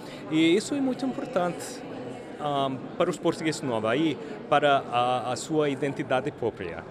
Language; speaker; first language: Portuguese; early bilingual, heritage; English